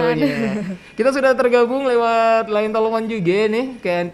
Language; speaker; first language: Indonesian; native; Indonesian